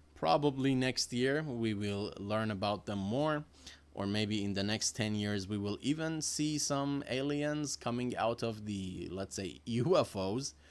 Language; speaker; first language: English; non-native, fluent; Persian